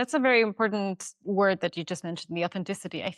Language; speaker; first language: English; non-native, fluent; German